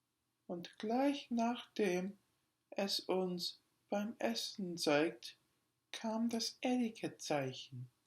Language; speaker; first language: German; non-native, learner; English